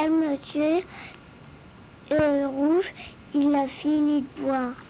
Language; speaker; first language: French; early bilingual, other home language; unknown